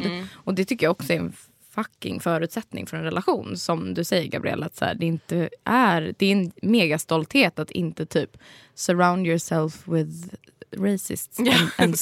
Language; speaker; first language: Swedish; native; Swedish